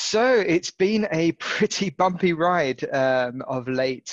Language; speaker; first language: English; native; English